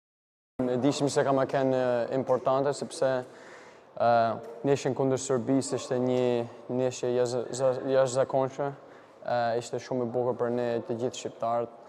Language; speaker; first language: Albanian; early bilingual, heritage; Albanian